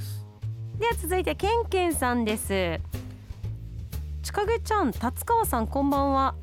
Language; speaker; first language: Japanese; native; Japanese